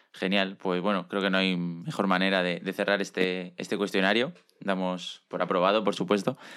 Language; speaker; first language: Spanish; native; Spanish